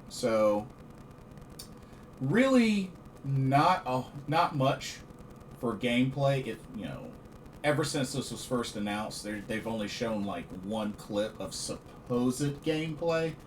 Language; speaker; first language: English; native; English